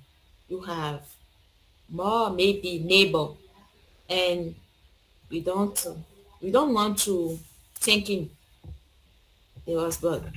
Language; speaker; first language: English; non-native, learner; French